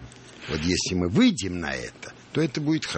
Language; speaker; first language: Russian; non-native, local second language; Armenian